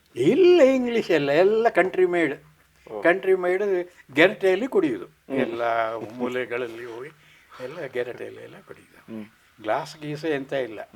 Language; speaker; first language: Kannada; non-native, local second language; Konkani